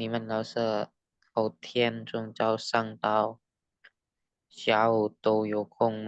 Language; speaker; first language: Chinese; non-native, learner; Indonesian